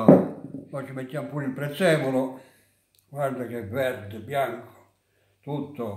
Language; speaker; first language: Italian; native; Italian